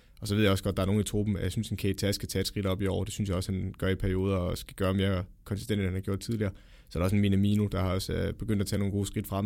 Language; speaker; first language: Danish; native; Danish